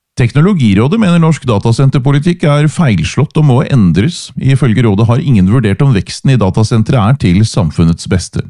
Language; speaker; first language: Norwegian; native; Norwegian